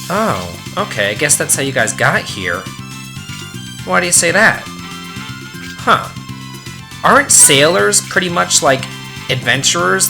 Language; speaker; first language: English; native; English